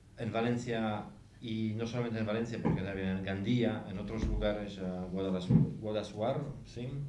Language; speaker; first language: Spanish; non-native, fluent; Polish